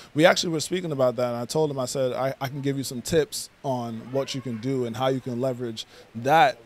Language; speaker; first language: English; native; English